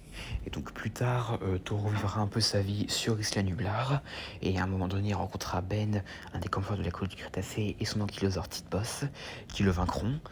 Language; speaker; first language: French; native; French